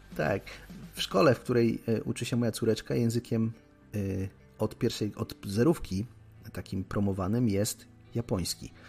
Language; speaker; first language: Polish; native; Polish